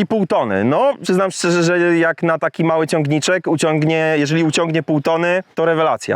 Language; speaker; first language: Polish; native; Polish